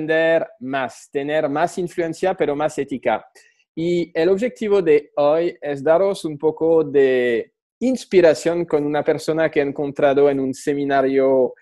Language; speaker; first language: Spanish; non-native, fluent; French